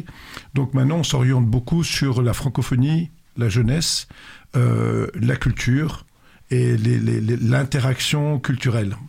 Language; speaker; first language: French; native; French